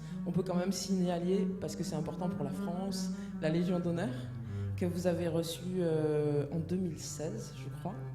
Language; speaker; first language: French; native; French